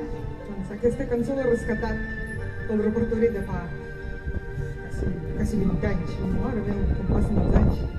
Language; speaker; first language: Catalan; non-native, fluent; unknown